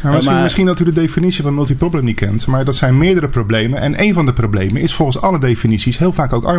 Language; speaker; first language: Dutch; native; Dutch